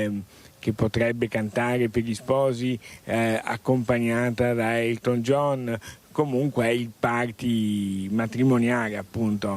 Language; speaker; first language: Italian; native; Italian